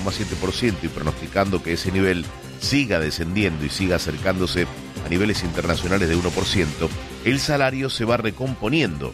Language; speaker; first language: Spanish; native; Spanish